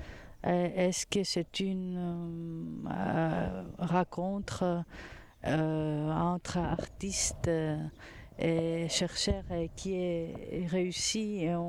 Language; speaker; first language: French; non-native, fluent; Greek